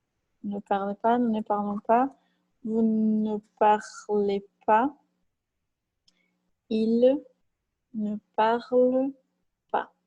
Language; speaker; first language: French; non-native, fluent; Portuguese